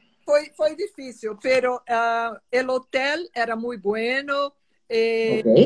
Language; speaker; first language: Spanish; non-native, fluent; Portuguese